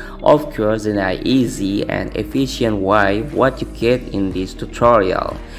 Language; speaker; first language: English; non-native, learner; Indonesian